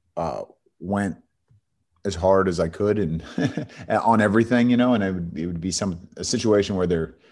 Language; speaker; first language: English; native; English